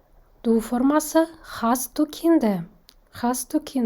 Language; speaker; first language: German; non-native, fluent; Kazakh